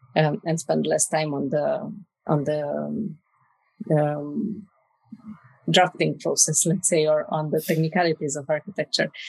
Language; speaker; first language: English; non-native, fluent; Romanian